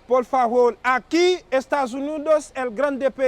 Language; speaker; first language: Spanish; non-native, learner; Haitian Creole